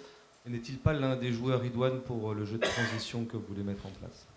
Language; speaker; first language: French; native; French